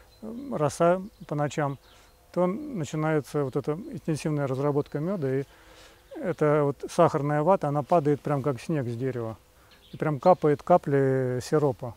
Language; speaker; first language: Russian; native; Russian